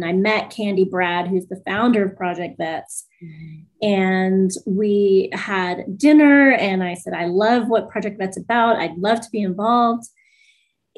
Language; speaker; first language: English; native; English